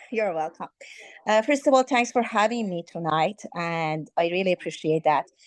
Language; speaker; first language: English; non-native, fluent; Spanish